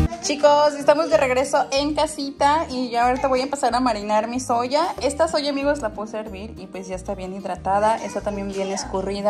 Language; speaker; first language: Spanish; native; Spanish